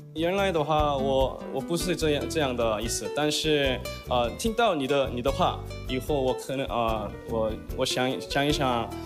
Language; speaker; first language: Chinese; non-native, learner; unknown